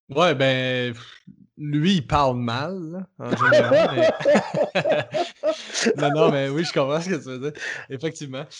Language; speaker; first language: French; native; French